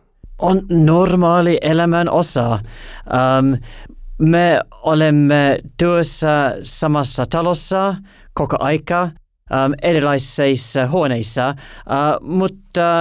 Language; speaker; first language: Finnish; non-native, learner; English